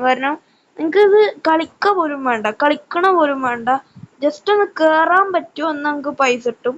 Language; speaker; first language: Malayalam; native; Malayalam